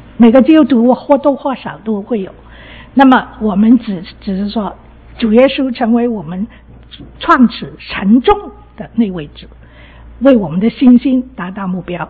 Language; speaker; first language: Chinese; non-native, local second language; Cantonese